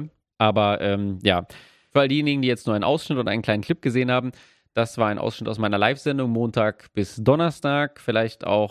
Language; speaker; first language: German; native; German